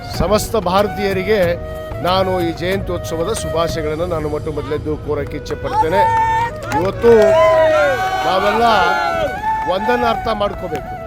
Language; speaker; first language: Kannada; native; Kannada